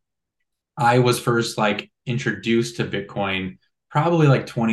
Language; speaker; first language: English; native; English